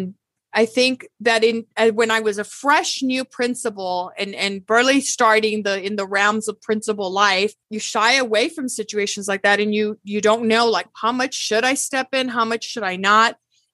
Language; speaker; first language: English; early bilingual, other home language; Spanish